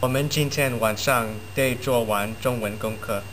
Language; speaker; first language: Chinese; non-native, learner; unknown